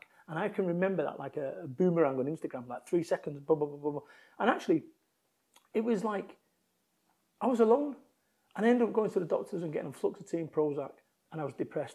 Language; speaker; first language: English; native; English